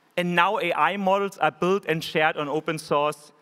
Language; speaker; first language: English; non-native, fluent; German